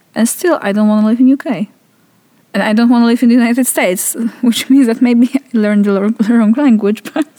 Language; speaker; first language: English; non-native, fluent; Polish